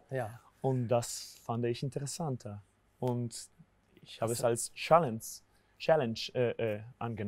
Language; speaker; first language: German; non-native, fluent; Spanish